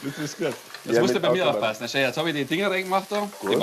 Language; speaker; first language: German; native; German